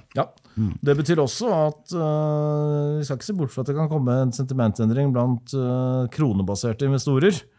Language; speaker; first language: Norwegian; native; Norwegian